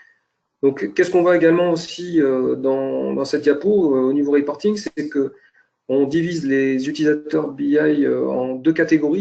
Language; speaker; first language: French; native; French